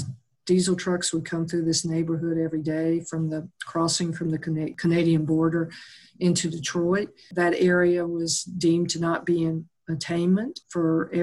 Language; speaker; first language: English; native; English